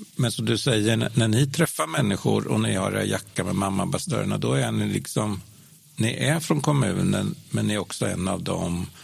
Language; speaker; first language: Swedish; native; Swedish